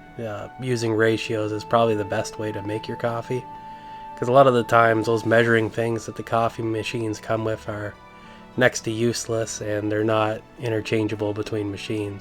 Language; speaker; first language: English; native; English